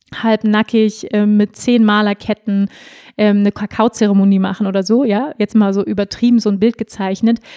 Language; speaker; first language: German; native; German